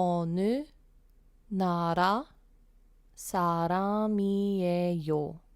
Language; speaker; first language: Korean; non-native, fluent; English